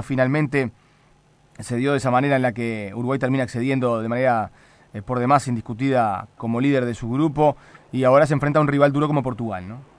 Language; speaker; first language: Spanish; native; Spanish